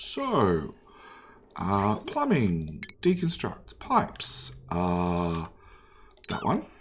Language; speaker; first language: English; native; English